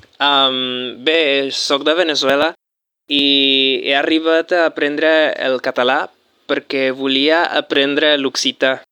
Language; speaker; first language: Catalan; non-native, fluent; Spanish